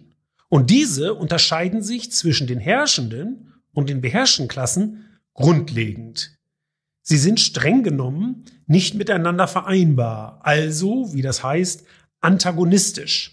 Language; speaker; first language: German; native; German